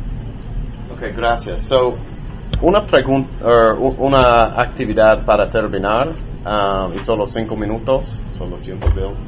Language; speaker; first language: Spanish; non-native, learner; English